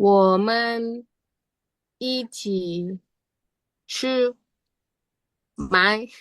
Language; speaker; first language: Chinese; non-native, learner; Indonesian